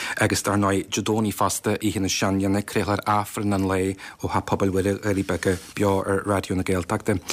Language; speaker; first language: Irish; native; Irish